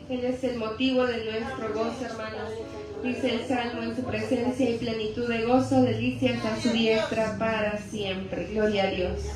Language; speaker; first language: Spanish; native; Spanish